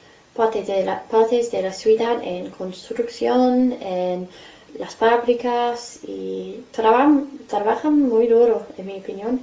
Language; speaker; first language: Spanish; non-native, fluent; English